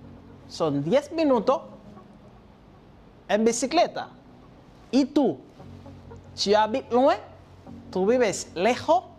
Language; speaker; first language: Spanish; non-native, fluent; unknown